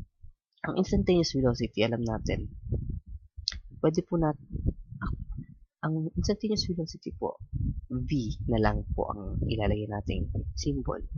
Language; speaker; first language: Filipino; native; Filipino